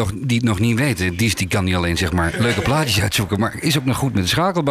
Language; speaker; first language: Dutch; native; Dutch